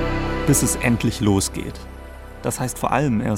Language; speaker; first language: German; native; German